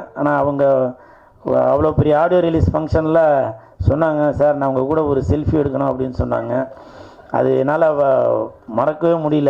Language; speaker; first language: Tamil; native; Tamil